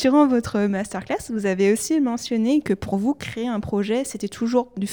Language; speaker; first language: French; native; French